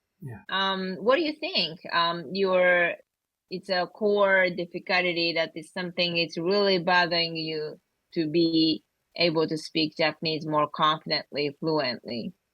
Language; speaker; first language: English; non-native, learner; Japanese